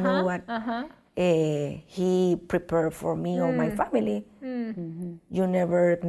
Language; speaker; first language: English; non-native, learner; Spanish